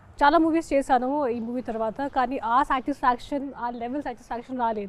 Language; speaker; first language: Telugu; non-native, fluent; Hindi